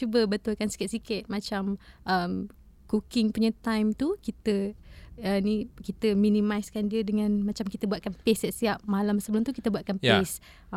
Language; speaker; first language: English; non-native, local second language; Malay